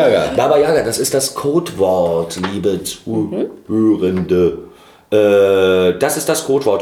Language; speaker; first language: German; native; German